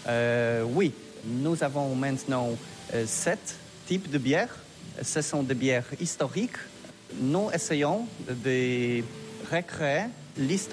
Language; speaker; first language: French; non-native, learner; Polish